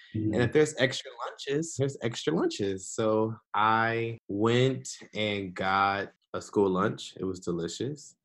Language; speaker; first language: English; native; English